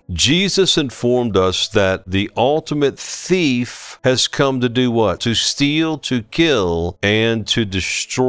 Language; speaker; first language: English; native; English